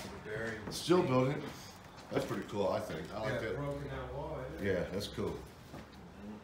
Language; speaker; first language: English; native; English